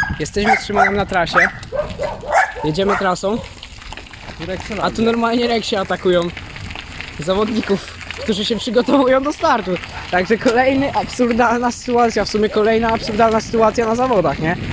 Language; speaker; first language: Polish; native; Polish